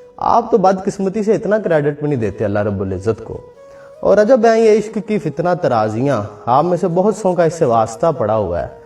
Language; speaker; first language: Urdu; non-native, local second language; Punjabi